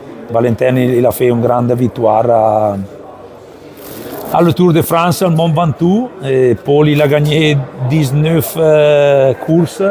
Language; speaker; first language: French; non-native, learner; Italian